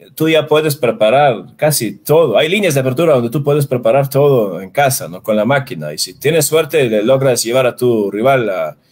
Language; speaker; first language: Spanish; non-native, fluent; Swedish